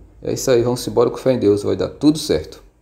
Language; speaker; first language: Portuguese; native; Portuguese